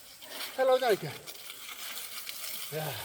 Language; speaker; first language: Korean; native; Korean